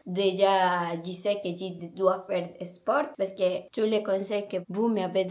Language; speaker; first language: French; non-native, learner; Spanish